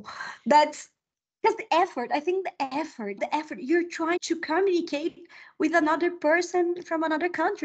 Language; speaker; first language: English; non-native, fluent; Portuguese